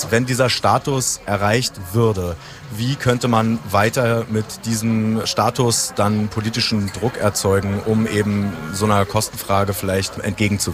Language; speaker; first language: German; native; German